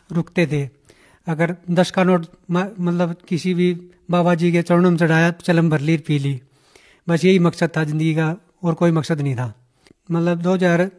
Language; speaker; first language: Hindi; native; Hindi